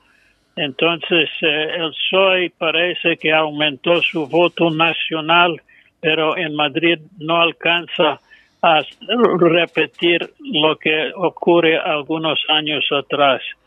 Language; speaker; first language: Spanish; non-native, fluent; English